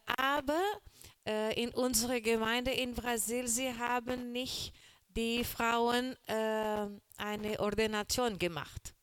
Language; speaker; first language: German; non-native, learner; Portuguese